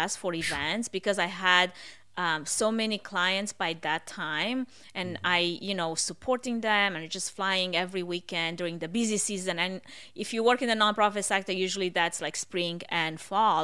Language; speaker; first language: English; non-native, fluent; Russian